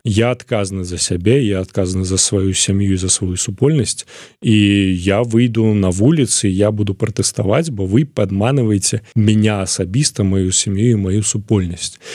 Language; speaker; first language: Belarusian; non-native, local second language; Russian